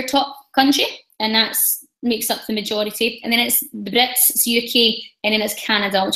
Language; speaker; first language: English; native; English